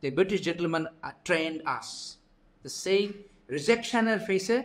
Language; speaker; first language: English; non-native, local second language; Bangla